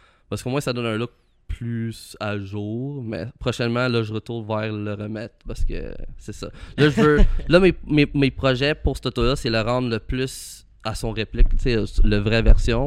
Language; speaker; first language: French; early bilingual, heritage; French